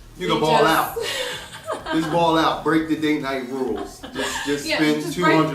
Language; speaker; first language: English; native; English